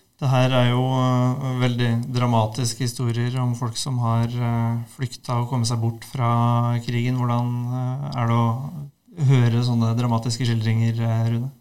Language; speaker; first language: Norwegian; native; Norwegian